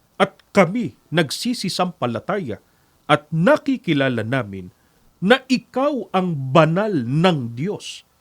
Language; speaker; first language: Filipino; native; Filipino